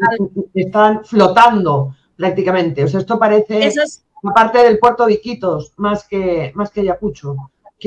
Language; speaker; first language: Spanish; native; Spanish